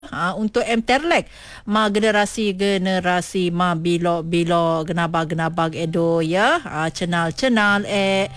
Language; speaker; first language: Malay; non-native, local second language; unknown